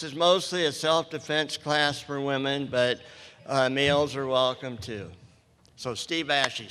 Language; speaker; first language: English; native; English